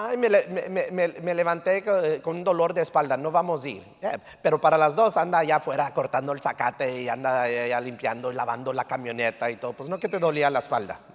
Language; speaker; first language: Spanish; early bilingual, heritage; English